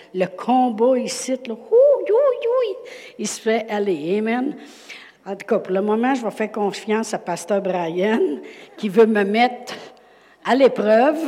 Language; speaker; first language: French; native; French